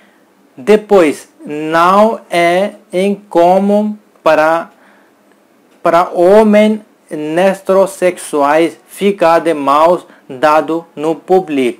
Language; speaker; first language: Portuguese; non-native, learner; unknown